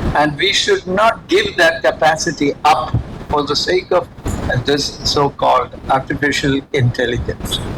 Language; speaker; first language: English; non-native, local second language; Malayalam